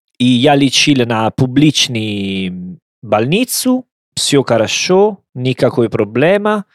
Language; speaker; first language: Russian; non-native, learner; Italian